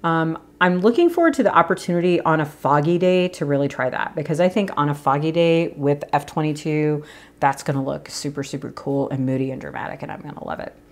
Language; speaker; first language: English; native; English